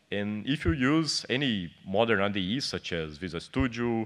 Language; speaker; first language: English; non-native, fluent; Portuguese